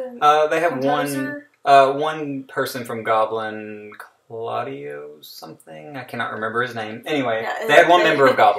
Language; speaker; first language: English; native; English